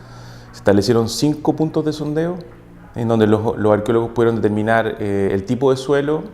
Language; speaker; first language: Spanish; native; Spanish